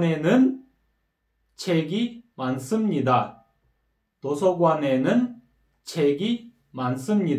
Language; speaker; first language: Korean; non-native, fluent; Kyrgyz